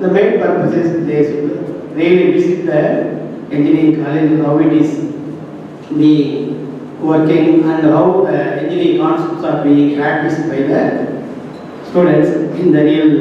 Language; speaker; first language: English; non-native, local second language; Tamil